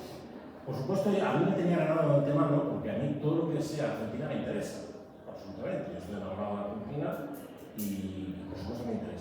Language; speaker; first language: Spanish; native; Spanish